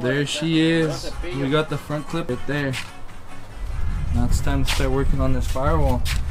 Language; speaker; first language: English; early bilingual, other home language; Spanish